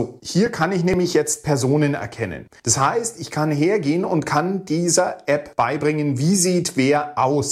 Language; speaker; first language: German; native; German